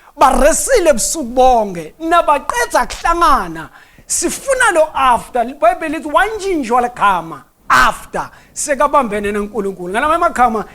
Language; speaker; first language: Zulu; non-native, local second language; Swati